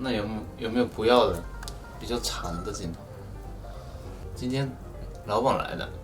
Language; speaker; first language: Chinese; non-native, fluent; Japanese